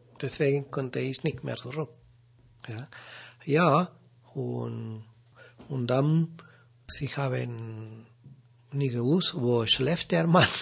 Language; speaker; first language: German; non-native, learner; Spanish